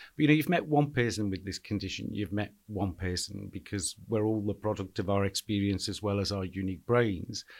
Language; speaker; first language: English; native; English